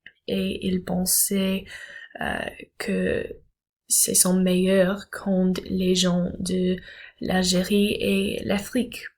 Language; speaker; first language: French; non-native, learner; English